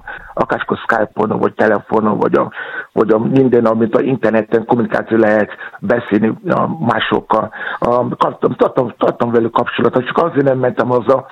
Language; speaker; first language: Hungarian; non-native, fluent; Yoruba